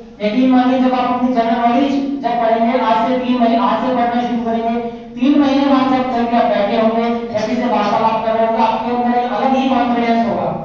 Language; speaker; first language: Hindi; native; Hindi